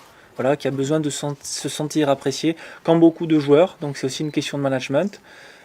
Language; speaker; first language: French; native; French